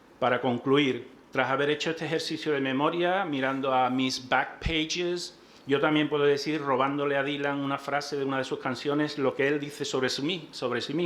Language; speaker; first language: Spanish; native; Spanish